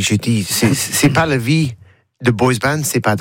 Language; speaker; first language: French; non-native, learner; English